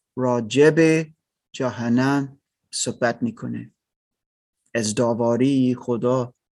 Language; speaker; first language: Persian; non-native, learner; German